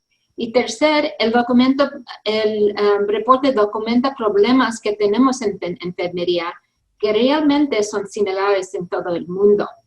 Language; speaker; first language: Spanish; early bilingual, heritage; English